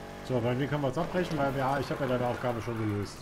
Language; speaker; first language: German; native; German